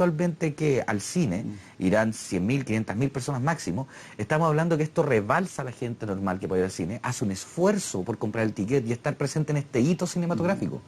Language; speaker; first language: Spanish; native; Spanish